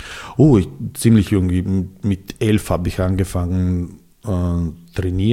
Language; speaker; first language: German; non-native, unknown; Serbian